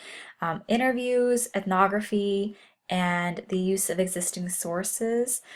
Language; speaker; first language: English; native; English